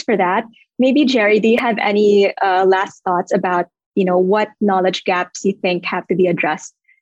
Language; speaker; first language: English; non-native, local second language; Filipino